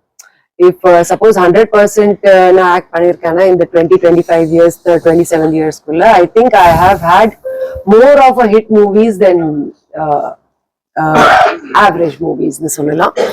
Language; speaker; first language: Tamil; non-native, fluent; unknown